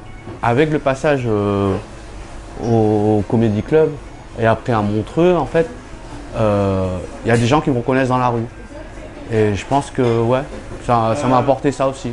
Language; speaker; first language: French; early bilingual, other home language; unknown